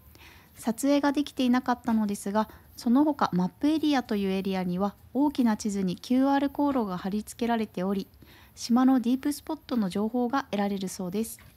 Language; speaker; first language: Japanese; native; Japanese